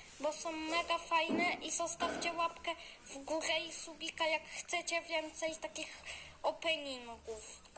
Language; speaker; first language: Polish; native; Polish